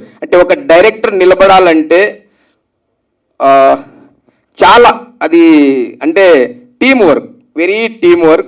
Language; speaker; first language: Telugu; native; Telugu